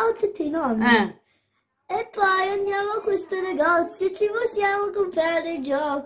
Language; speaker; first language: Italian; early bilingual, other home language; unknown